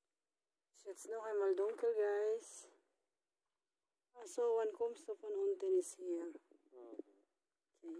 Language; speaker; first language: German; non-native, learner; Filipino